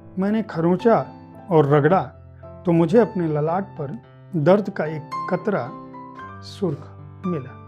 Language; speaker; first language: Hindi; native; Hindi